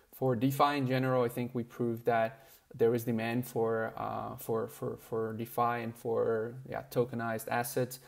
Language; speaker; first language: English; non-native, fluent; Portuguese